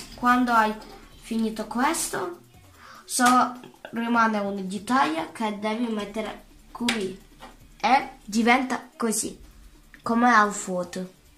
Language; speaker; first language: Italian; early bilingual, other home language; Russian